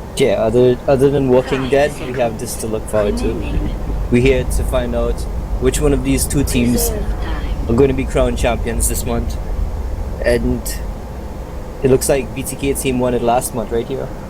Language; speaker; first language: English; native; English